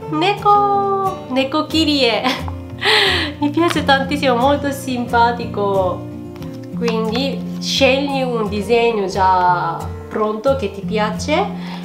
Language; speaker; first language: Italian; non-native, fluent; Japanese